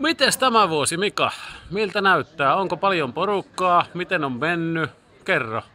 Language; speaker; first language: Finnish; native; Finnish